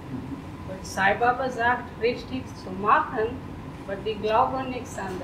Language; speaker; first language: German; non-native, learner; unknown